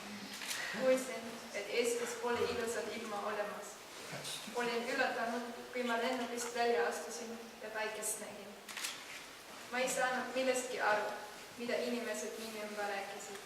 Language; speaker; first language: Estonian; non-native, learner; German